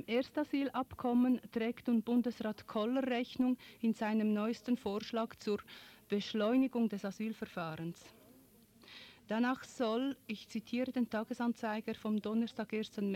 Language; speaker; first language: German; native; German